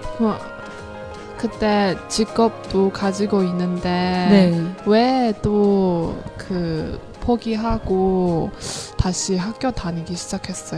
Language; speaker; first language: Korean; non-native, learner; Chinese